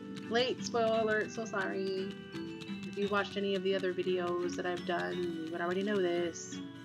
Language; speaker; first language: English; early bilingual, other home language; Spanish